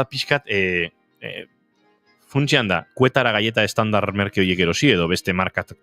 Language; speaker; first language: Basque; native; Basque